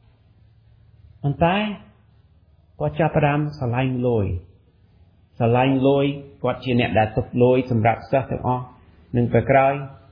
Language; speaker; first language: Khmer; non-native, fluent; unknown